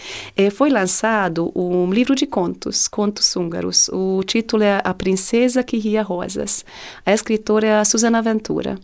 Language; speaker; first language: Portuguese; non-native, fluent; Hungarian